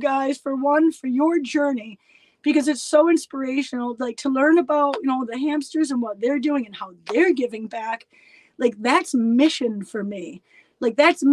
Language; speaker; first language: English; native; English